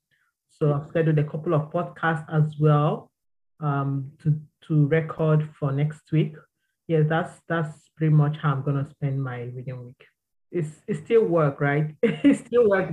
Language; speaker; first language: English; non-native, local second language; Igbo